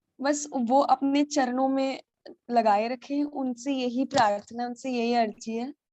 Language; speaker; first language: Hindi; native; Hindi